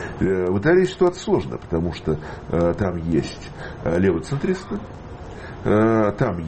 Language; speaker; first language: Russian; native; Russian